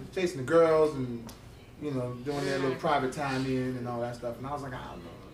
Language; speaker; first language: English; native; English